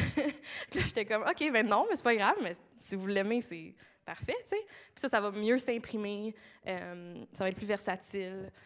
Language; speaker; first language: French; native; French